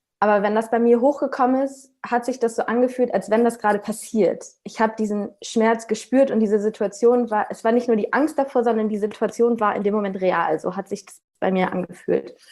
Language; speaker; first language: German; native; German